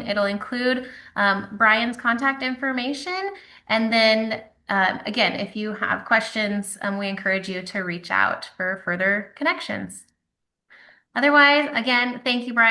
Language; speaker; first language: English; native; English